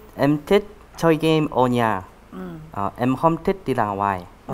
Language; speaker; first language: Vietnamese; non-native, learner; Korean